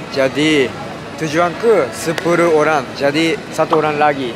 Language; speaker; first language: Indonesian; non-native, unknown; Japanese